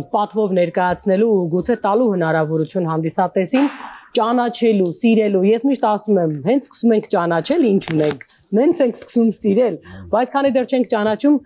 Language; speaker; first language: Armenian; native; Armenian